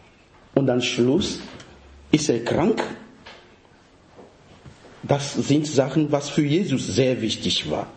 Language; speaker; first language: German; non-native, fluent; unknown